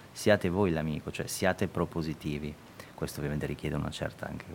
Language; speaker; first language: Italian; early bilingual, other home language; Albanian